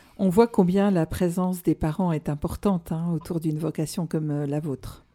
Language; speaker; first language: French; native; French